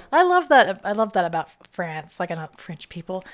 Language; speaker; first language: English; native; English